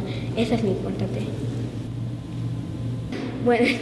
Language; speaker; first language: Spanish; early bilingual, heritage; English